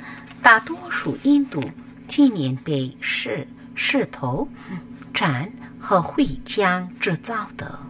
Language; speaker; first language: Chinese; non-native, fluent; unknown